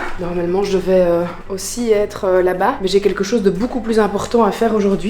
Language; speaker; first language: French; native; French